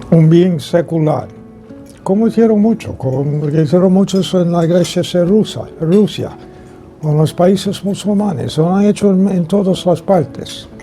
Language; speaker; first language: Spanish; non-native, fluent; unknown